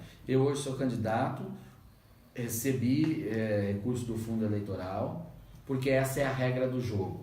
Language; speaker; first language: Portuguese; native; Portuguese